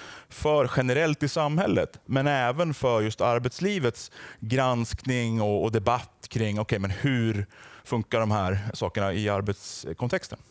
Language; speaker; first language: Swedish; native; Swedish